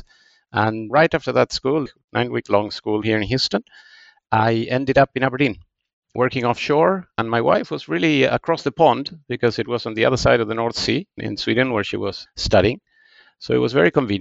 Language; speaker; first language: English; non-native, fluent; Spanish